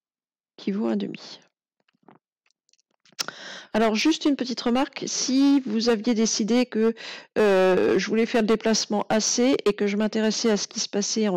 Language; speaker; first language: French; native; French